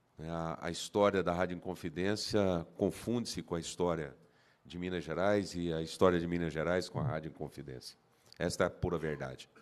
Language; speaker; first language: Portuguese; native; Portuguese